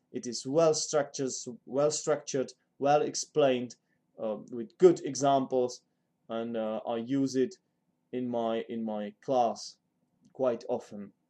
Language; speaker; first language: English; non-native, fluent; Czech